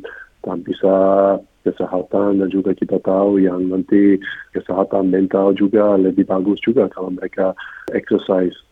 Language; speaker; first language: Indonesian; non-native, fluent; English